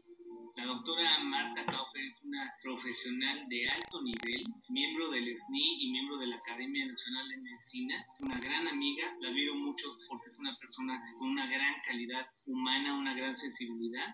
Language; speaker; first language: Spanish; native; Spanish